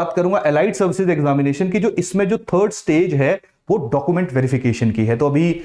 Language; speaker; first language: Hindi; native; Hindi